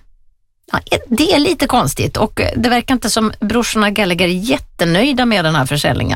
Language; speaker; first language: Swedish; native; Swedish